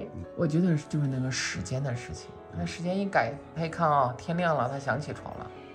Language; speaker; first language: Chinese; native; Chinese